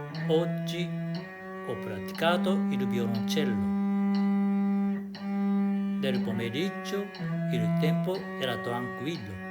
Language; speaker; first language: Italian; non-native, learner; Japanese